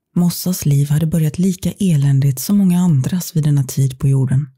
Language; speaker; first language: Swedish; native; Swedish